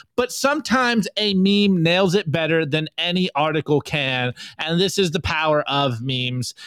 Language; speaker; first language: English; native; English